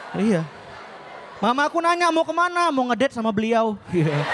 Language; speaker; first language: Indonesian; native; Indonesian